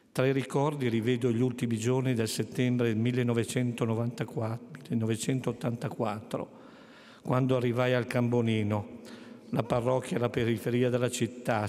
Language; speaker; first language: Italian; native; Italian